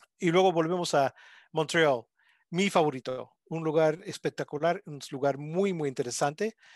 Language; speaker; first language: Spanish; non-native, fluent; English